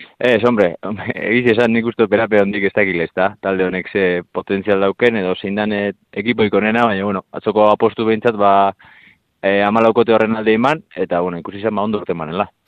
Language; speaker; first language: Basque; native; Basque